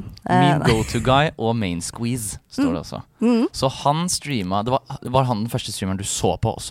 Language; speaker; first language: Norwegian; native; Norwegian